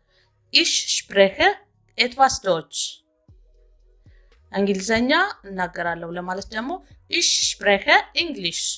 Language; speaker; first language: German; non-native, fluent; Amharic